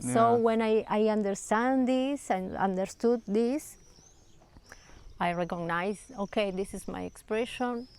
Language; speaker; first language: English; non-native, learner; Spanish